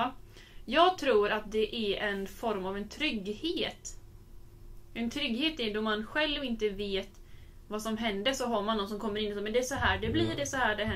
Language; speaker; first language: Swedish; native; Swedish